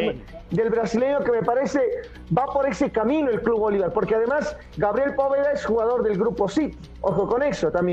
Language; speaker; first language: Spanish; native; Spanish